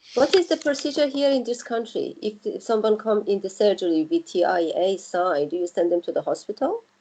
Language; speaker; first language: English; non-native, fluent; Persian